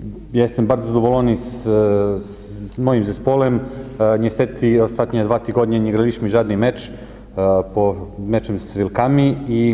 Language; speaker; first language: Polish; non-native, learner; Serbian